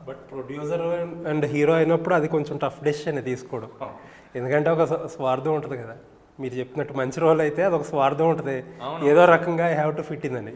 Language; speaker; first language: Telugu; native; Telugu